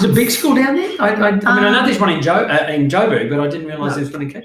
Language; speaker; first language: English; native; English